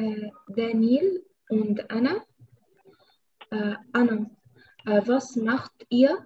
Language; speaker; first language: German; non-native, learner; Arabic